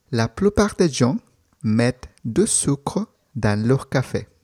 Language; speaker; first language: French; non-native, learner; Spanish